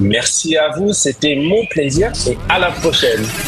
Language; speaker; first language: French; non-native, fluent; English